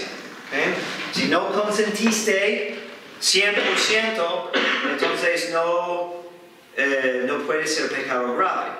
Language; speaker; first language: Spanish; non-native, fluent; English